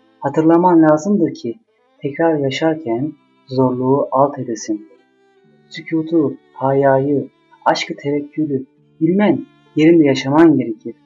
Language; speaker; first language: Turkish; native; Turkish